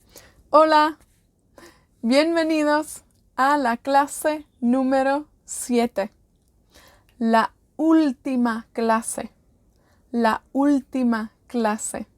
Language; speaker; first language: Spanish; non-native, fluent; Welsh